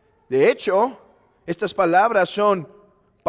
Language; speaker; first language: Spanish; native; Spanish